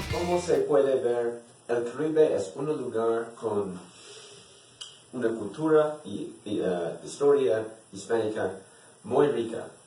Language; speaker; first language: Spanish; non-native, learner; English